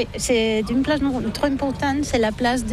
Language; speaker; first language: French; non-native, learner; Catalan